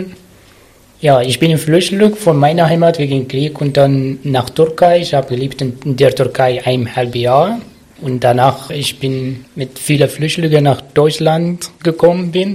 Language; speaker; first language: German; non-native, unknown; Arabic